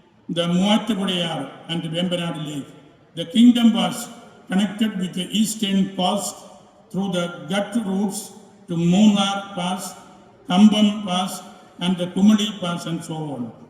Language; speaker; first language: English; non-native, local second language; Malayalam